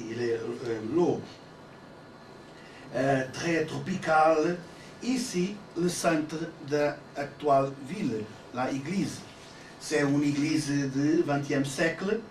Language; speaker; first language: French; non-native, learner; Portuguese